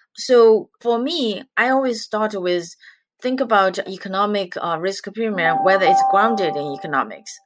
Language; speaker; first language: English; non-native, fluent; Chinese